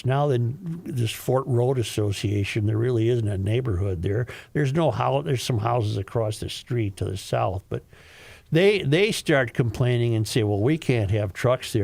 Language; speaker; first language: English; native; English